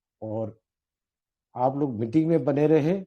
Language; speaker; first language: Hindi; native; Hindi